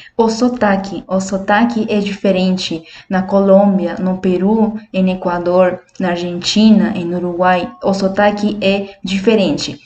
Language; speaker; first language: Portuguese; non-native, fluent; Spanish